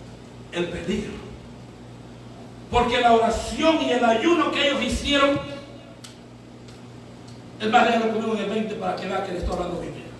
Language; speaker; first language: Spanish; native; Spanish